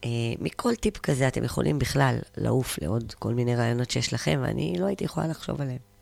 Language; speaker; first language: Hebrew; native; Hebrew